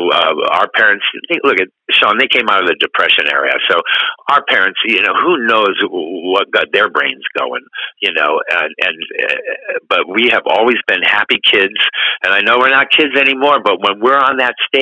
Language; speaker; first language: English; native; English